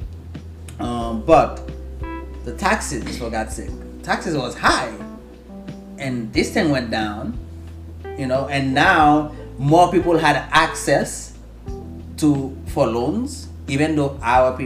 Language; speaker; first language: English; non-native, fluent; Haitian Creole